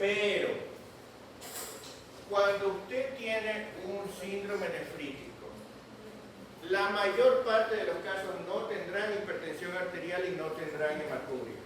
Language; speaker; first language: Spanish; native; Spanish